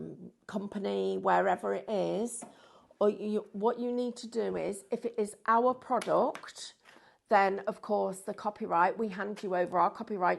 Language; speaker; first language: English; native; English